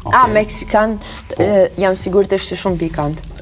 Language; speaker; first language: Albanian; early bilingual, heritage; Albanian